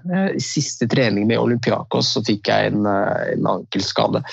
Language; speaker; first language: Norwegian; early bilingual, other home language; Riffian